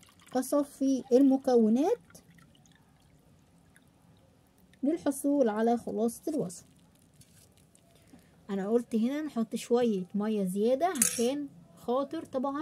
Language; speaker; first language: Arabic; native; Arabic